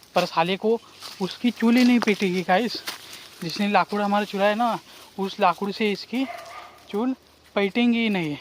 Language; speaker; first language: Hindi; non-native, local second language; Marathi